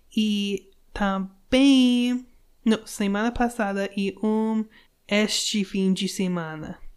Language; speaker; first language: Portuguese; non-native, learner; English